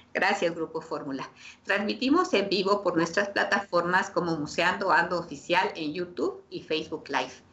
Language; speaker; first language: Spanish; native; Spanish